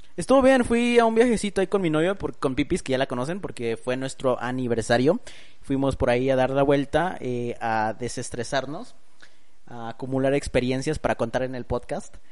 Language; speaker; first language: Spanish; early bilingual, heritage; Spanish